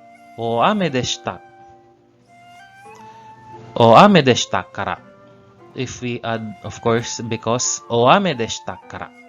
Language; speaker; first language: Japanese; non-native, learner; English